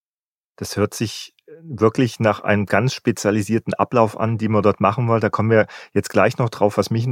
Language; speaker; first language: German; native; German